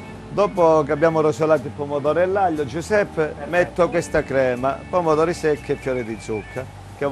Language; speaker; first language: Italian; native; Italian